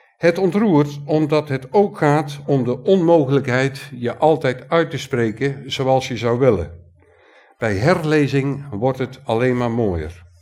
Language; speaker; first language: Dutch; native; Dutch